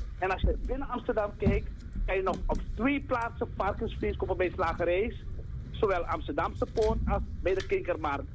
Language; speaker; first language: Dutch; native; Dutch